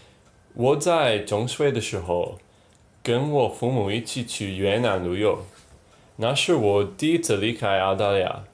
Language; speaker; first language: Chinese; non-native, learner; English